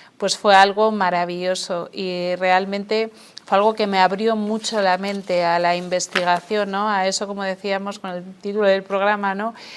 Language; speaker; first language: Spanish; native; Spanish